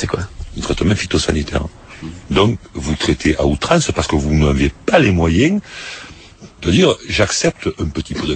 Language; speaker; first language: French; native; French